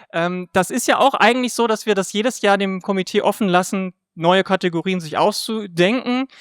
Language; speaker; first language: German; native; German